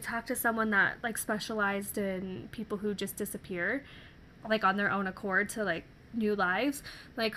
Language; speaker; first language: English; native; English